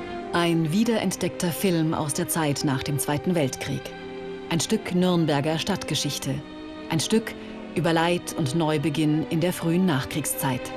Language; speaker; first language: German; native; German